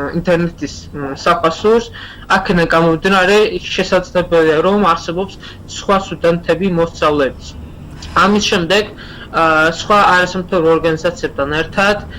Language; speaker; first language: Georgian; non-native, local second language; Azerbaijani